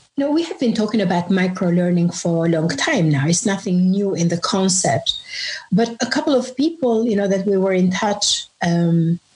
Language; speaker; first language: English; non-native, fluent; Albanian